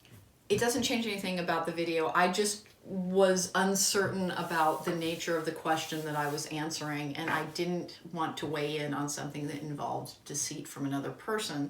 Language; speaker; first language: English; native; English